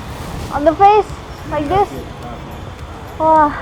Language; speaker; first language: English; non-native, learner; Indonesian